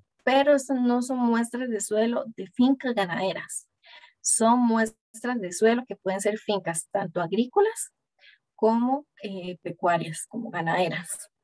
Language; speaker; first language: Spanish; native; Spanish